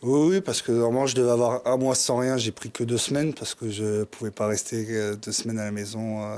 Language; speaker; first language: French; native; French